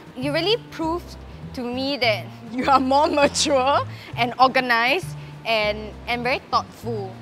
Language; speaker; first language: English; native; English